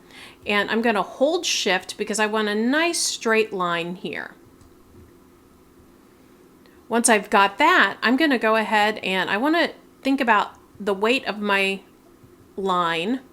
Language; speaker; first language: English; native; English